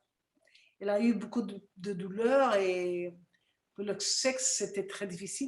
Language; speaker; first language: French; non-native, fluent; Spanish